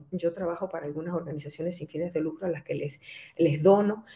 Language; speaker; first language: Spanish; native; Spanish